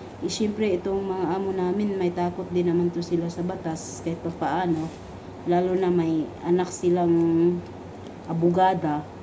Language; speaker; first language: Filipino; non-native, local second language; Cebuano